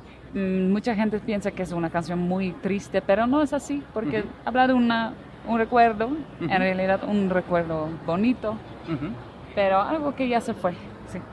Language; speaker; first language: Spanish; non-native, fluent; Dutch